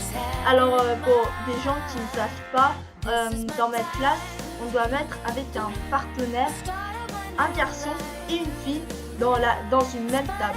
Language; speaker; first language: French; early bilingual, other home language; Korean